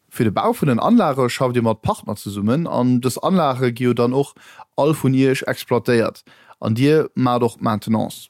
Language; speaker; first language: Luxembourgish; native; Luxembourgish